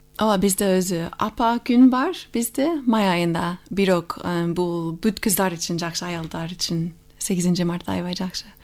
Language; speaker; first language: Kyrgyz; non-native, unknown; English